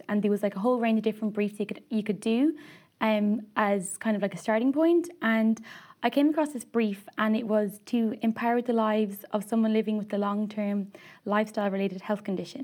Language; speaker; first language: English; native; English